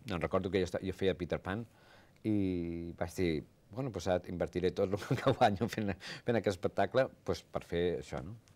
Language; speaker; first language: Catalan; native; Catalan